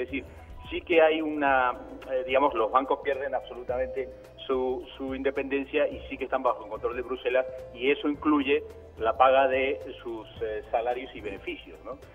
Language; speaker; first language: Spanish; native; Spanish